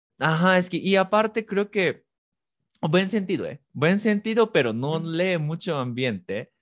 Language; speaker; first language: Spanish; non-native, fluent; Japanese